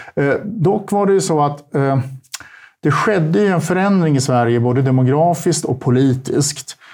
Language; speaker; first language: Swedish; early bilingual, other home language; Turkish